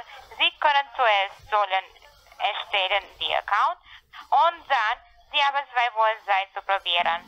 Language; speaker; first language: German; non-native, learner; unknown